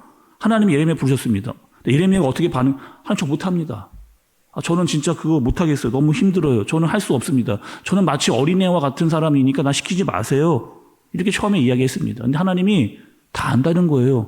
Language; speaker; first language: Korean; native; Korean